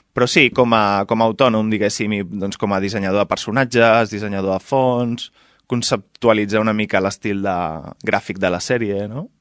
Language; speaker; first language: Catalan; non-native, local second language; Spanish